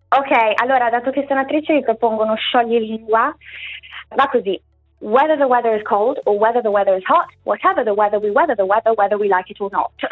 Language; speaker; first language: Italian; native; Italian